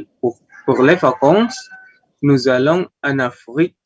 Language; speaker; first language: French; non-native, learner; Indonesian